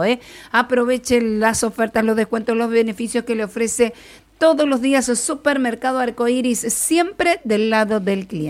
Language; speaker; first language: Spanish; native; Spanish